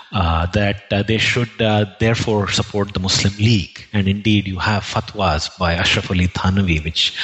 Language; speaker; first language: English; non-native, local second language; Telugu